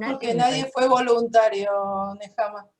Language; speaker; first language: Spanish; native; Spanish